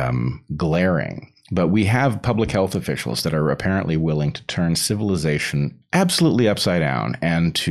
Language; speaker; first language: English; native; English